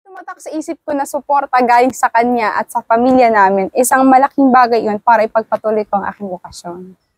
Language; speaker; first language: Filipino; native; Filipino